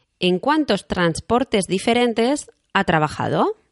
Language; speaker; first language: Spanish; native; Spanish